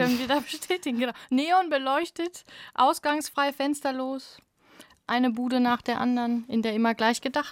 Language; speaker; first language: German; native; German